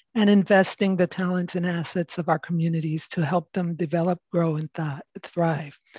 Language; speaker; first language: English; native; English